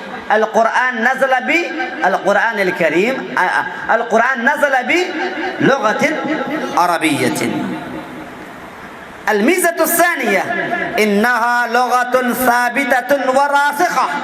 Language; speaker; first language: Arabic; non-native, fluent; Urdu